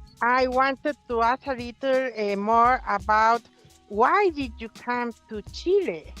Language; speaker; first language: English; non-native, fluent; Spanish